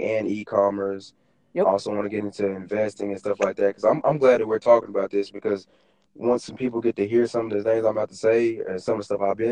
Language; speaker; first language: English; native; English